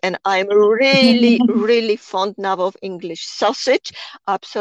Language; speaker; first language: English; non-native, fluent; Polish